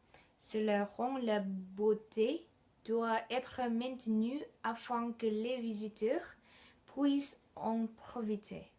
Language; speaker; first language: French; non-native, learner; Indonesian